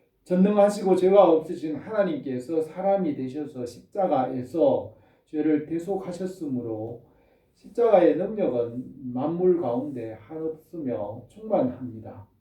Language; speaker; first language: Korean; native; Korean